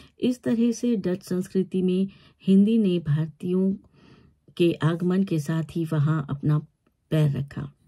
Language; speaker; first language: Hindi; native; Hindi